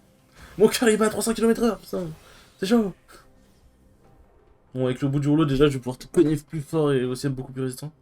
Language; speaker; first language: French; native; French